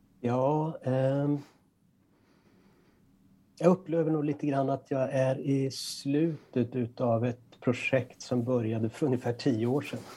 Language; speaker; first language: Swedish; native; Swedish